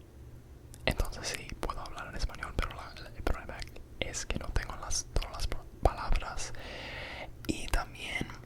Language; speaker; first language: Spanish; non-native, learner; English